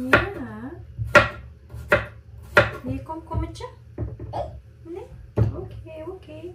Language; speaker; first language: Dutch; non-native, learner; Indonesian